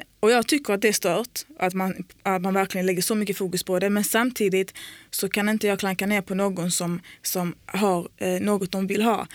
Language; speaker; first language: Swedish; early bilingual, other home language; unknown